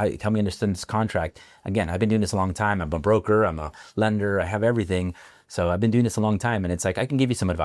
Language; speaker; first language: English; native; English